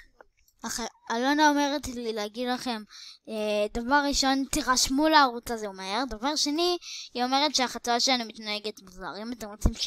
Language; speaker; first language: Hebrew; native; Hebrew